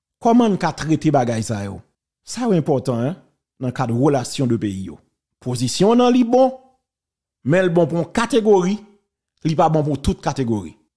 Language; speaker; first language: French; non-native, local second language; Haitian Creole